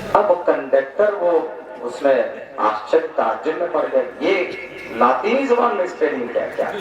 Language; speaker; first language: Urdu; native; Urdu